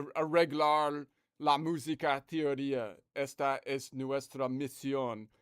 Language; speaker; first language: Spanish; non-native, learner; English